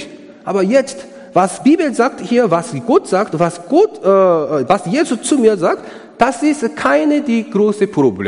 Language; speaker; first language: German; non-native, learner; Korean